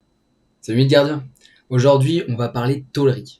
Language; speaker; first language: French; native; French